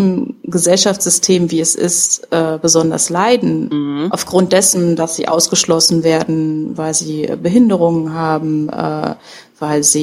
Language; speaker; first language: German; native; German